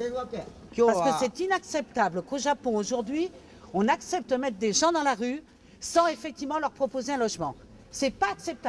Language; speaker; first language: French; native; French